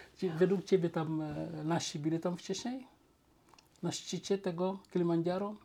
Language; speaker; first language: Polish; non-native, fluent; Wolof